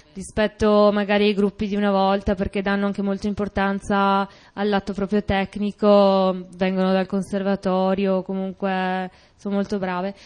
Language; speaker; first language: Italian; native; Italian